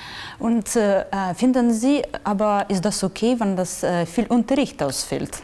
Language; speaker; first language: German; non-native, learner; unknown